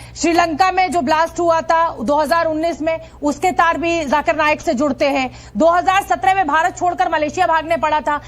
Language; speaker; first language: Hindi; native; Hindi